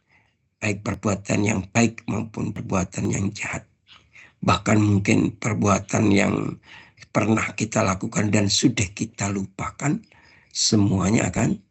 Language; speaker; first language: Indonesian; native; Indonesian